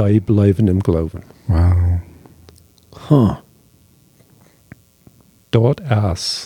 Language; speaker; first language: German; non-native, learner; Low German